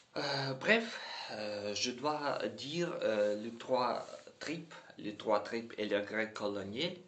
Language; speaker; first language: French; non-native, learner; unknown